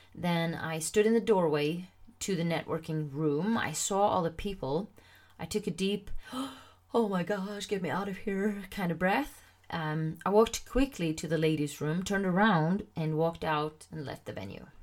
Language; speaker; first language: English; non-native, fluent; Swedish